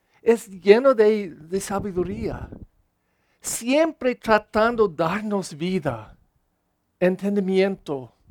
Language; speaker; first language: Spanish; non-native, learner; English